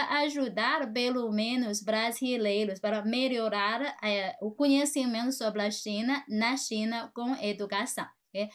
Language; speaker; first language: Portuguese; non-native, fluent; Chinese